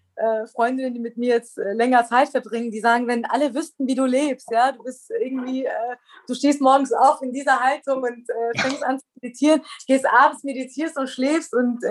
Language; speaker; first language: German; early bilingual, other home language; Persian